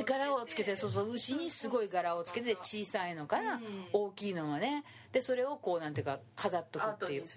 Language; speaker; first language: Japanese; native; Japanese